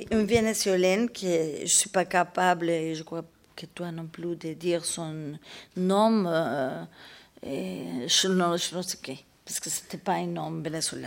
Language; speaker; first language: French; non-native, learner; Spanish